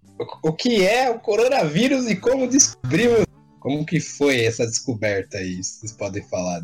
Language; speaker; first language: Portuguese; native; Portuguese